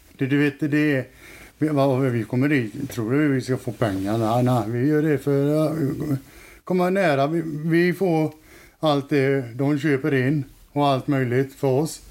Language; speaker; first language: Swedish; native; Swedish